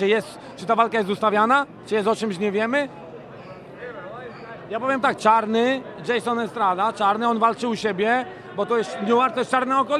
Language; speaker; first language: Polish; native; Polish